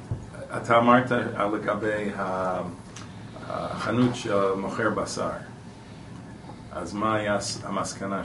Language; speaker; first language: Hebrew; non-native, learner; English